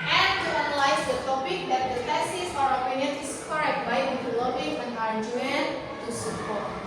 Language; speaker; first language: English; non-native, learner; Indonesian